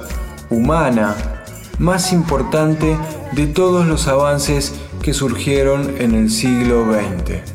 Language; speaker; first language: Spanish; native; Spanish